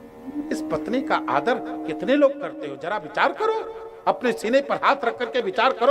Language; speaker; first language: Hindi; native; Hindi